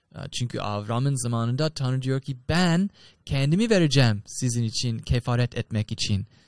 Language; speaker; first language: Turkish; non-native, fluent; English